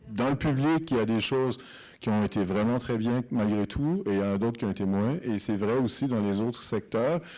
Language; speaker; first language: French; native; French